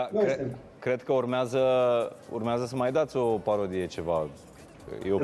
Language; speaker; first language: Romanian; native; Romanian